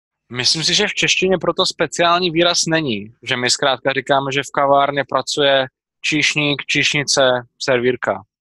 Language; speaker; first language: Czech; native; Czech